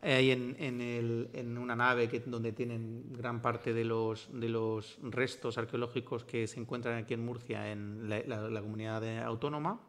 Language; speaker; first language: Spanish; native; Spanish